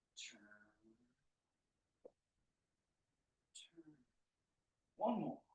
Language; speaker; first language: English; native; English